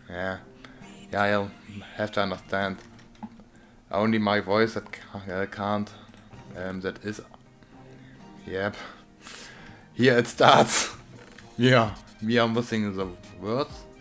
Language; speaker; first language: English; non-native, learner; German